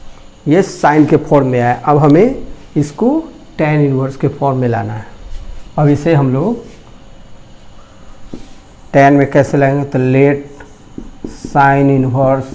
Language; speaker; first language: Hindi; native; Hindi